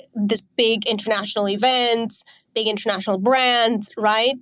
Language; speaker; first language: English; non-native, fluent; Romanian